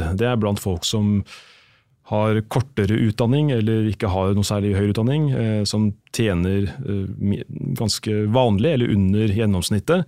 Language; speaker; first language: Norwegian; native; Norwegian